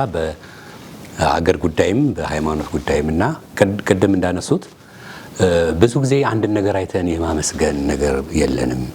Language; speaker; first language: Amharic; native; Amharic